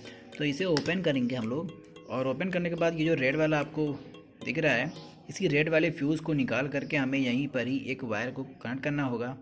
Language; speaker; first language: Hindi; native; Hindi